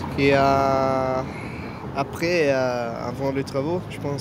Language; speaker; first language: French; non-native, learner; Italian